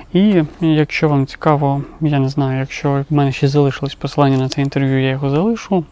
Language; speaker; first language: Ukrainian; non-native, local second language; Russian